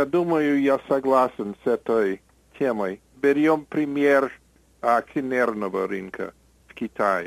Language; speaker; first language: Russian; non-native, fluent; English